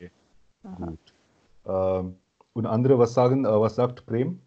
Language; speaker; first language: German; non-native, fluent; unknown